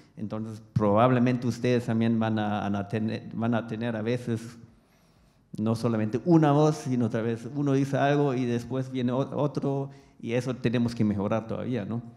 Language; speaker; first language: Spanish; non-native, fluent; German